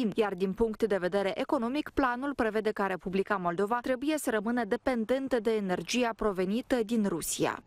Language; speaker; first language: Romanian; native; Romanian